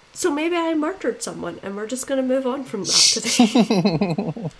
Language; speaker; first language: English; native; English